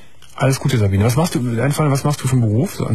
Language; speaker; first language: German; native; German